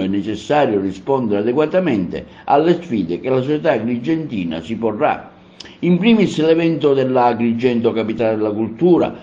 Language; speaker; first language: Italian; native; Italian